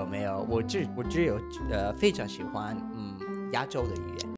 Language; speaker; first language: Chinese; non-native, learner; Spanish